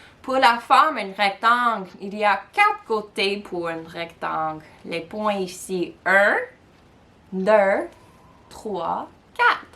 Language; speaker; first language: French; non-native, local second language; English